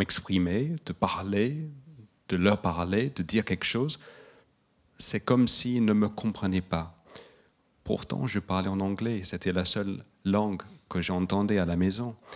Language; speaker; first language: French; non-native, fluent; English